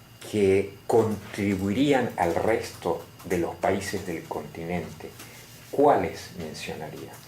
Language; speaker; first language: Spanish; native; Spanish